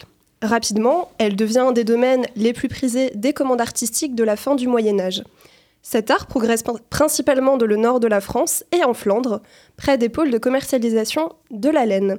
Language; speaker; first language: French; native; French